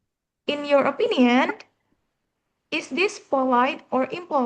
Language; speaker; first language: English; non-native, fluent; Indonesian